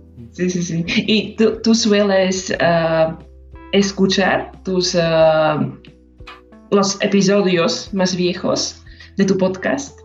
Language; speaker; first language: Spanish; non-native, fluent; Slovak